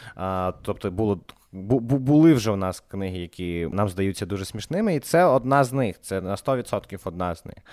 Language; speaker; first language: Ukrainian; non-native, local second language; Russian